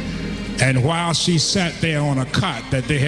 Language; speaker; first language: English; native; English